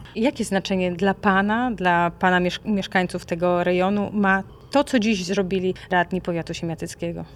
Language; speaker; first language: Polish; native; Polish